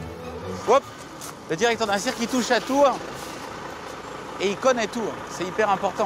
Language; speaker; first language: French; native; French